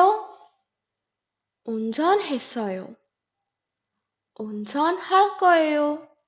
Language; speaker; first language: Korean; non-native, fluent; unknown